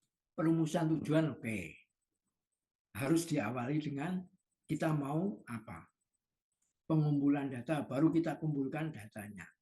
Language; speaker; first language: Indonesian; native; Indonesian